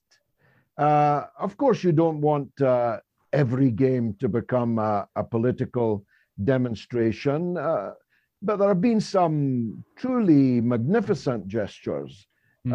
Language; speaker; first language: English; native; English